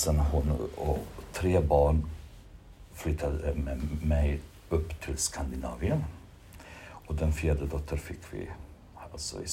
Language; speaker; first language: Swedish; non-native, fluent; Bosnian